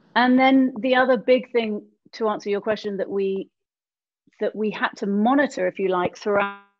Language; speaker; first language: English; native; English